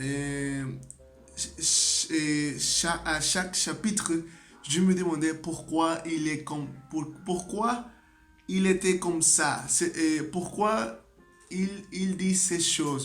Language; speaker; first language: French; non-native, learner; Spanish